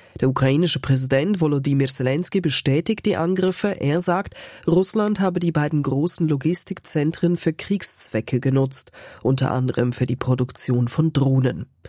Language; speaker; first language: German; native; German